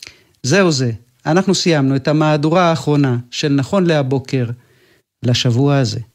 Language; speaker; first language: Hebrew; native; Hebrew